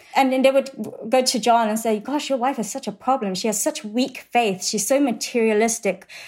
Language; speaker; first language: English; native; English